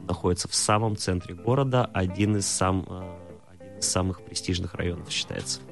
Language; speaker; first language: Russian; native; Russian